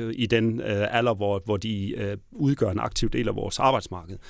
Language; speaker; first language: Danish; native; Danish